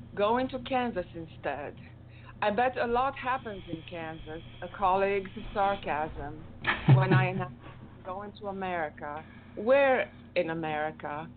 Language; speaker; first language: English; non-native, fluent; Romanian